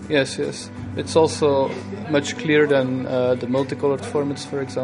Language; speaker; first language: English; non-native, fluent; Dutch